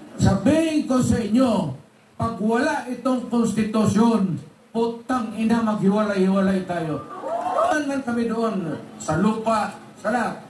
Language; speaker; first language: Filipino; non-native, local second language; Cebuano